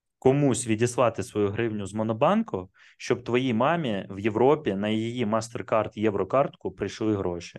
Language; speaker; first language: Ukrainian; non-native, local second language; Russian